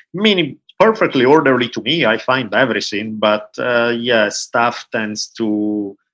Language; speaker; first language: English; non-native, fluent; Italian